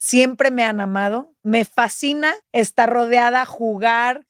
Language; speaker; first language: Spanish; native; Spanish